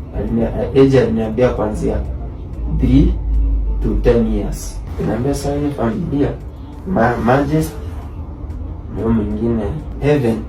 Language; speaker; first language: Swahili; non-native, local second language; Gusii